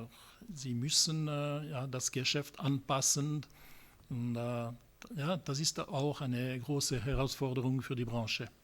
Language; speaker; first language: German; non-native, local second language; French